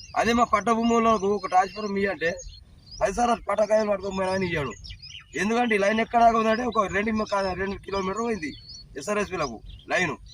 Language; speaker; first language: Telugu; native; Telugu